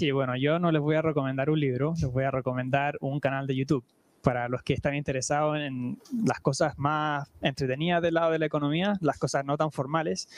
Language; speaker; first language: Spanish; native; Spanish